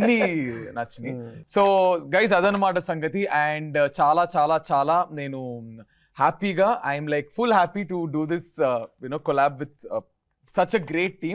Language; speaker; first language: Telugu; native; Telugu